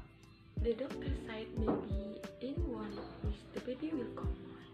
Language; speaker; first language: English; non-native, learner; Indonesian